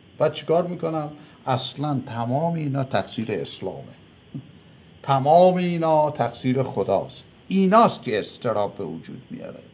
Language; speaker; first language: Persian; native; Persian